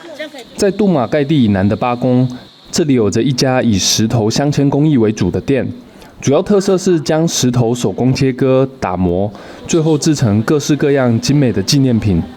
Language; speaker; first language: Chinese; native; Chinese